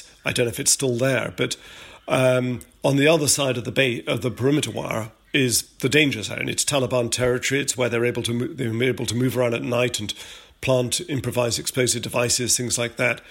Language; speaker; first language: English; native; English